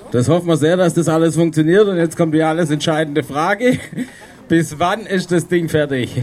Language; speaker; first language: German; native; German